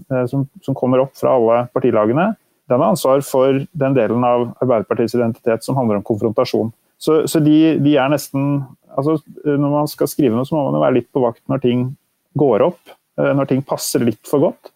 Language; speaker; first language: Norwegian; native; Norwegian